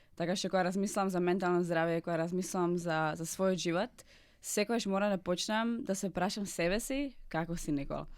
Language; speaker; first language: Macedonian; non-native, fluent; Czech